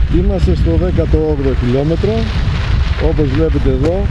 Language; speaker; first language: Greek; native; Greek